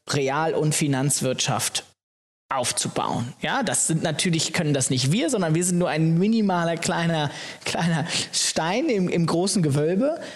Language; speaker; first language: German; native; German